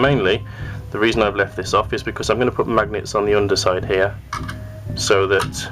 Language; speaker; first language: English; native; English